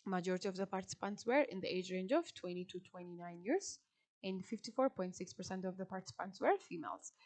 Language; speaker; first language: English; non-native, local second language; Amharic